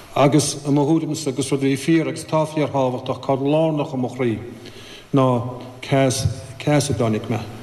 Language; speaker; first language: Irish; native; Irish